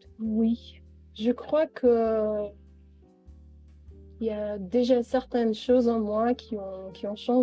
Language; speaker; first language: French; non-native, local second language; Dutch